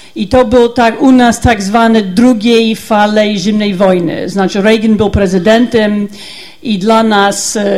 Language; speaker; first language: Polish; non-native, learner; English